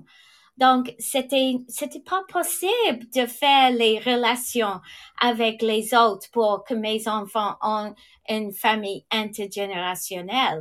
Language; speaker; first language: French; non-native, fluent; English